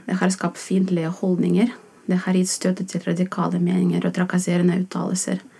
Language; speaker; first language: Norwegian; non-native, fluent; Russian